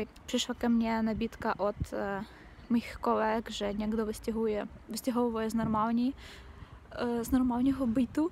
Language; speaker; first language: Czech; non-native, learner; Russian